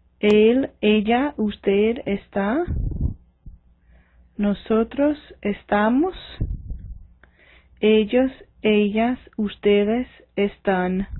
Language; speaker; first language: Spanish; non-native, fluent; English